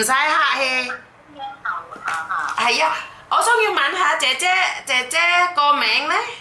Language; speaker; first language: Cantonese; non-native, fluent; Indonesian